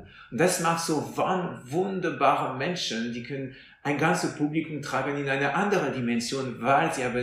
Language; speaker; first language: German; non-native, fluent; French